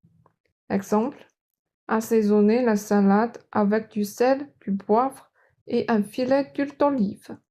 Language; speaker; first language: French; non-native, fluent; Chinese